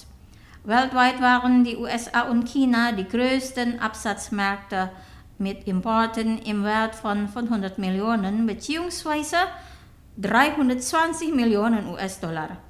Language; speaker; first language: German; non-native, fluent; Indonesian